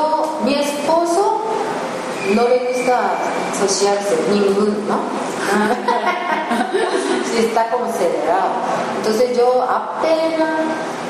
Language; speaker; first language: Spanish; non-native, learner; Japanese